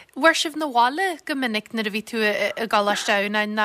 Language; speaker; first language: Irish; native; Irish